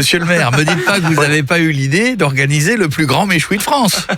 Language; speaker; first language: French; native; French